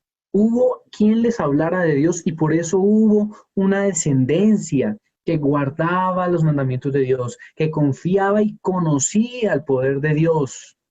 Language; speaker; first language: Spanish; native; Spanish